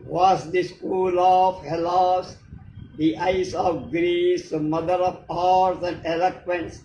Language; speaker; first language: English; non-native, local second language; Telugu